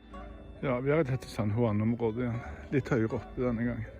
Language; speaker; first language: Norwegian; native; Norwegian